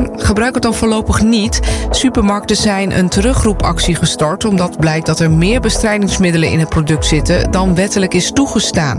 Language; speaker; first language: Dutch; native; Dutch